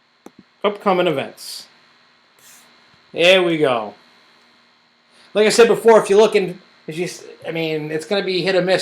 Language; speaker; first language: English; native; English